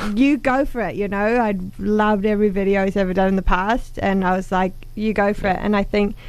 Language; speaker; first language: English; native; English